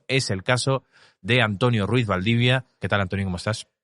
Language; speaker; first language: Spanish; native; Spanish